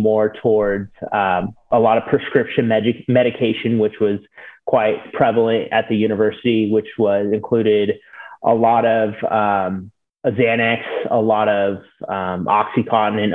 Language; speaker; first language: English; native; English